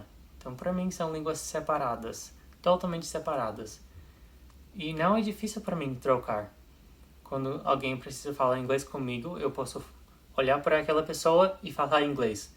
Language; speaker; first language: Portuguese; non-native, fluent; English